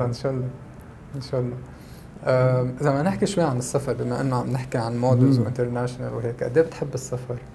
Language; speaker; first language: Arabic; native; Arabic